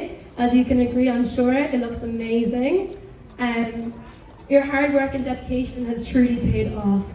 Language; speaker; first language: English; native; English